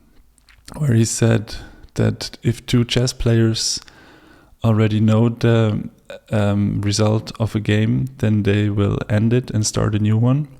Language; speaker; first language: English; non-native, fluent; German